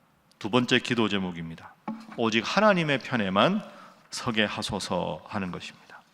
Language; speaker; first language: Korean; native; Korean